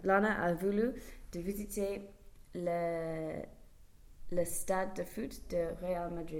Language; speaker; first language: French; non-native, learner; English